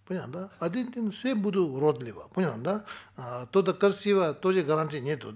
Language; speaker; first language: Russian; non-native, learner; Tibetan